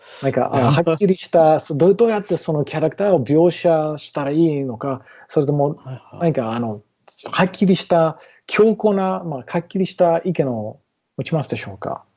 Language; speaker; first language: Japanese; non-native, learner; English